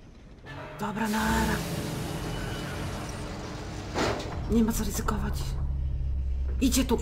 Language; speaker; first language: Polish; native; Polish